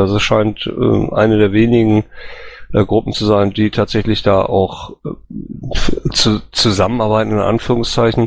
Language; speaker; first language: German; native; German